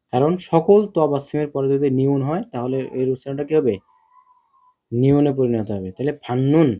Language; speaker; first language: Bangla; native; Bangla